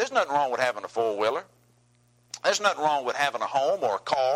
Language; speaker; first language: English; native; English